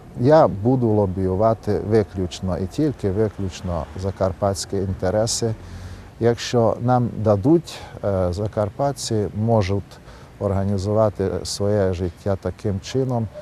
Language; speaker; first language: Ukrainian; non-native, local second language; Hungarian